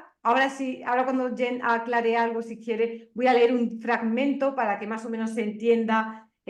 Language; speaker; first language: Spanish; native; Spanish